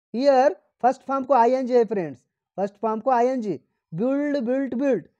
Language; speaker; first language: Hindi; non-native, local second language; Marathi